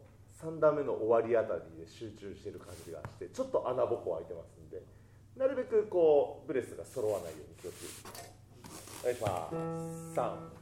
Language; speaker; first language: Japanese; native; Japanese